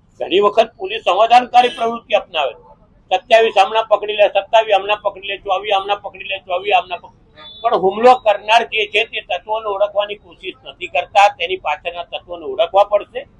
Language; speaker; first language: Gujarati; native; Gujarati